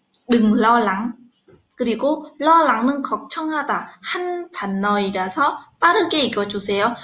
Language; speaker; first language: Korean; non-native, fluent; Vietnamese